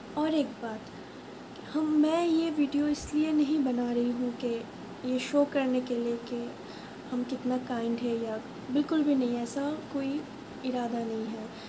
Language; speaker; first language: Hindi; non-native, local second language; Bangla